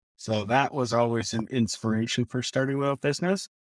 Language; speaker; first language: English; native; English